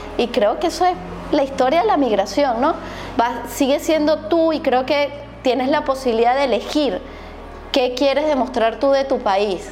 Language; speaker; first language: Spanish; native; Spanish